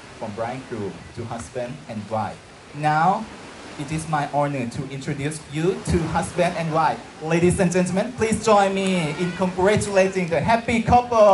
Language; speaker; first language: English; non-native, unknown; Thai